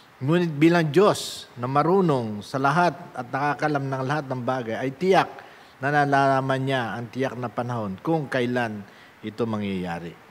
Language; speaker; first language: Filipino; native; Filipino